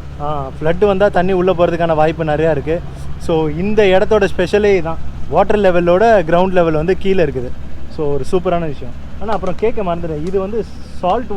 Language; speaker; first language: Tamil; native; Tamil